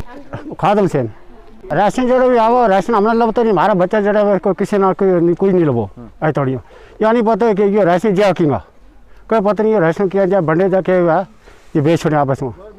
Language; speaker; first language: Hindi; non-native, local second language; Kashmiri